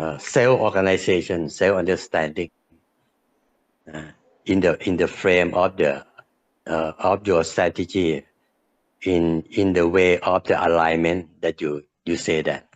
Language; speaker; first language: English; non-native, learner; Thai